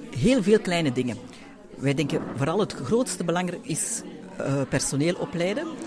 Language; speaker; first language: Dutch; native; Dutch